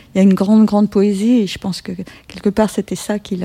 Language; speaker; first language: French; native; French